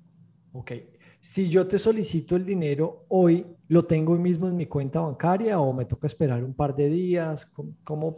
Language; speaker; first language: Spanish; native; Spanish